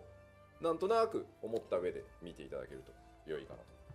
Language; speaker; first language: Japanese; native; Japanese